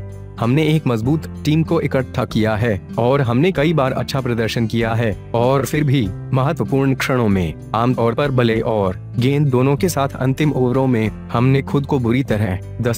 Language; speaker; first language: Hindi; native; Hindi